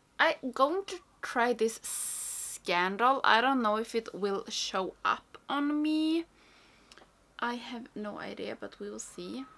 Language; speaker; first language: English; non-native, fluent; Swedish